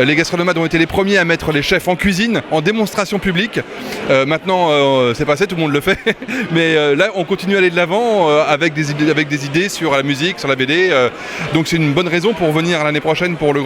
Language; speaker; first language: French; native; French